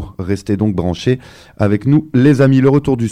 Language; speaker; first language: French; native; French